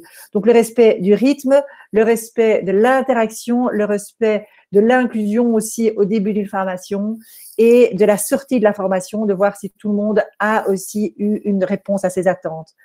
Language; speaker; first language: French; native; French